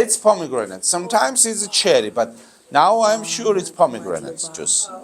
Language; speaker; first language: English; non-native, learner; Georgian